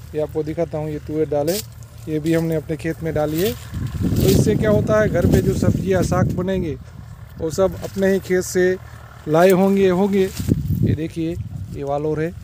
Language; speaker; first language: Hindi; non-native, local second language; Gujarati